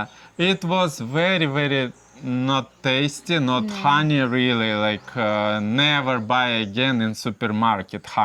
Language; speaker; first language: English; non-native, learner; Russian